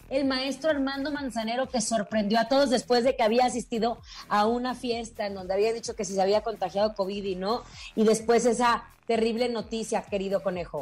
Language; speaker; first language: Spanish; native; Spanish